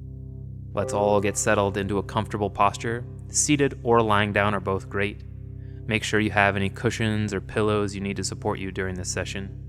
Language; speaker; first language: English; native; English